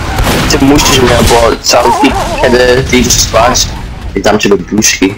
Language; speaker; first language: Polish; early bilingual, heritage; Polish